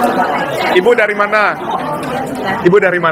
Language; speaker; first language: Indonesian; native; Indonesian